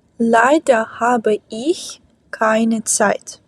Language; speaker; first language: German; non-native, fluent; Ukrainian